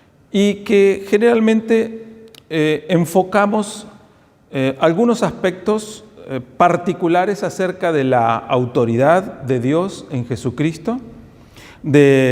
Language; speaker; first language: Spanish; native; Spanish